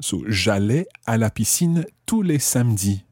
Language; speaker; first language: French; non-native, fluent; English